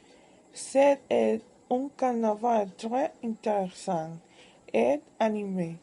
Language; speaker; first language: French; non-native, learner; Spanish